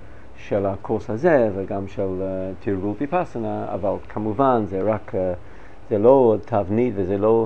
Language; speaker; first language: Hebrew; non-native, fluent; English